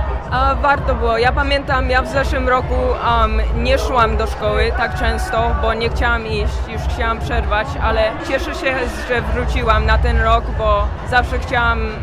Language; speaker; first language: Polish; early bilingual, heritage; Polish